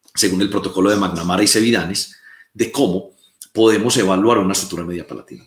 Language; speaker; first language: Spanish; native; Spanish